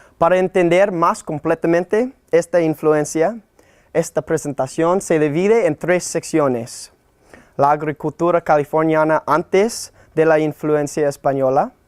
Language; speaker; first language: Spanish; non-native, fluent; English